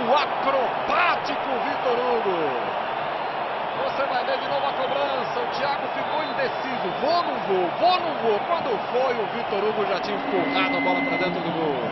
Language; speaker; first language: Portuguese; native; Portuguese